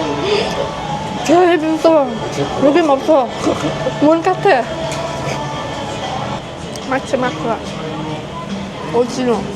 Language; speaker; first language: Korean; non-native, learner; Vietnamese